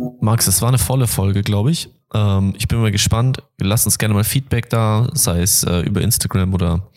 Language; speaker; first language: German; native; German